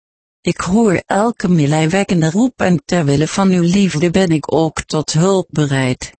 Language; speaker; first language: Dutch; native; Dutch